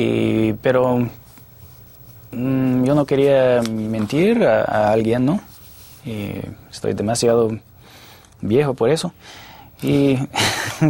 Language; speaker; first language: Spanish; non-native, fluent; English